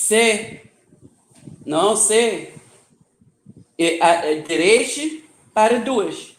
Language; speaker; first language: Portuguese; non-native, learner; English